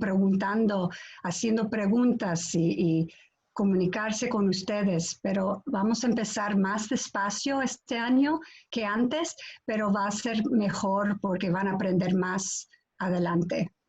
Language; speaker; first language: Spanish; non-native, fluent; English